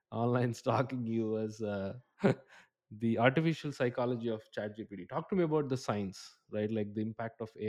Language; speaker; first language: English; non-native, local second language; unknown